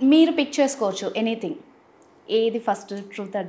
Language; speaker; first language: Telugu; native; Telugu